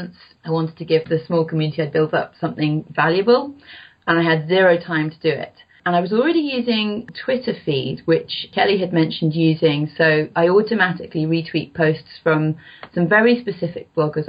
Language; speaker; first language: English; native; English